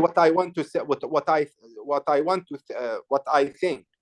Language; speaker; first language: English; non-native, learner; Arabic